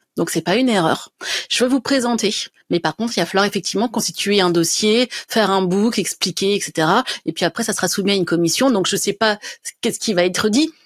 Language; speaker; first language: French; native; French